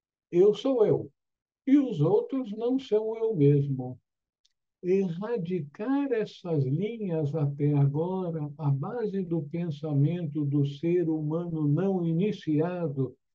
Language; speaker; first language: Portuguese; native; Portuguese